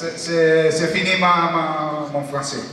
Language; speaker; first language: French; non-native, learner; Italian